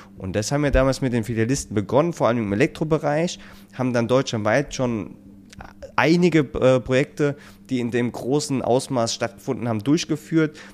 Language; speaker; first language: German; native; German